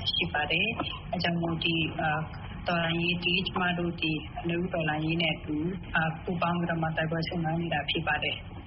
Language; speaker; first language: Burmese; non-native, local second language; Shwe Palaung